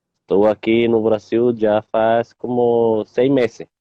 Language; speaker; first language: Portuguese; non-native, learner; Spanish